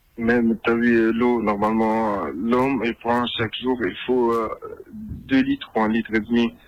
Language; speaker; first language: French; non-native, learner; Arabic